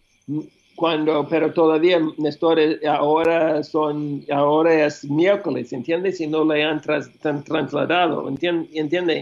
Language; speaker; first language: Spanish; non-native, fluent; English